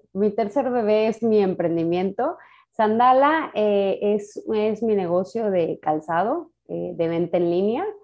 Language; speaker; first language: Spanish; native; Spanish